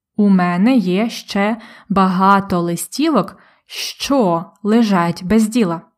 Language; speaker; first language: Ukrainian; native; Ukrainian